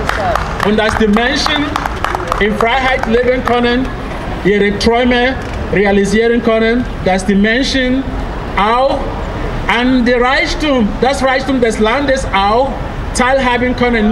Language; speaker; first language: German; non-native, fluent; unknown